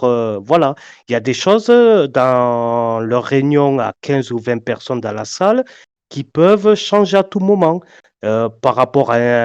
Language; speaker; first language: French; native; French